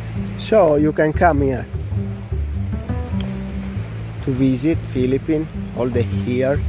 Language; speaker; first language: English; non-native, learner; Italian